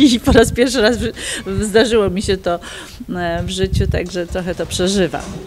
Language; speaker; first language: Polish; native; Polish